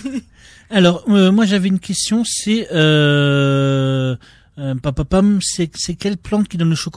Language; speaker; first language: French; native; French